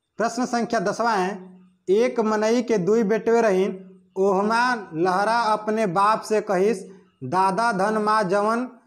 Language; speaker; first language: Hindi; native; Hindi